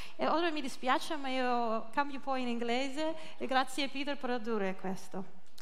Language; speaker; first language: Italian; non-native, learner; English